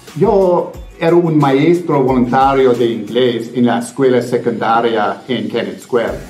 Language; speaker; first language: Spanish; non-native, fluent; English